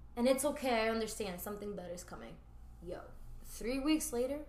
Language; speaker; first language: English; early bilingual, other home language; Spanish